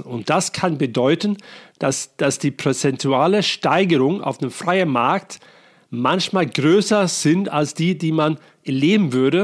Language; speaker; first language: German; non-native, fluent; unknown